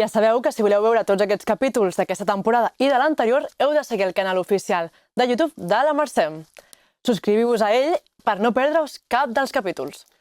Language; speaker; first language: Catalan; native; Catalan